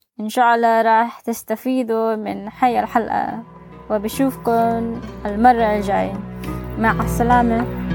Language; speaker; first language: Arabic; non-native, learner; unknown